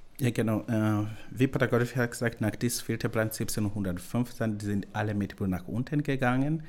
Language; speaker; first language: German; non-native, learner; Swahili